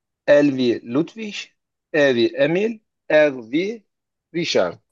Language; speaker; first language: German; non-native, learner; Turkish